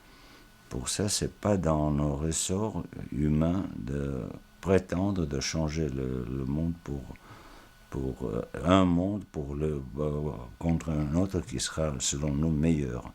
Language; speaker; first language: French; non-native, fluent; Georgian